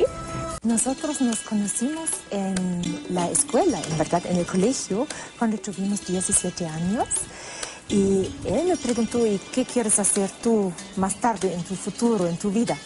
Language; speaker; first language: Spanish; non-native, fluent; German